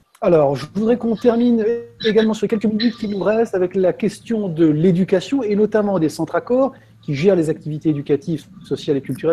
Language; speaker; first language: French; native; French